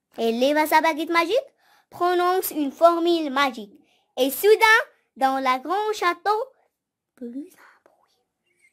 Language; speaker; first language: French; non-native, local second language; Arabic